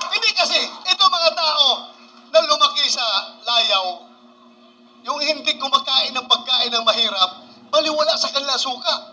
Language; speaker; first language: Filipino; non-native, local second language; Cebuano